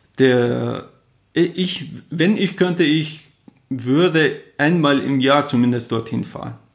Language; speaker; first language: German; non-native, fluent; Persian